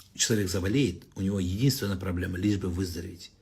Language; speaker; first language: Russian; non-native, local second language; Kazakh